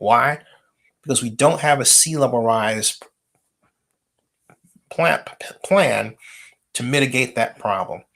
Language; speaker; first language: English; native; English